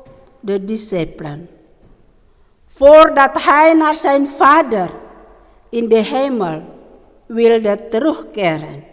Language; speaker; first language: Dutch; non-native, learner; Indonesian